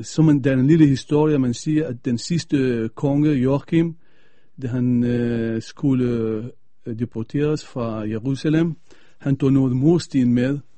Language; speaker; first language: Danish; non-native, fluent; Arabic